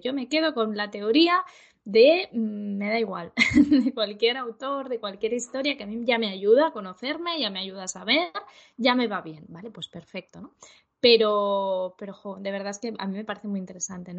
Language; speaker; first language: Spanish; native; Spanish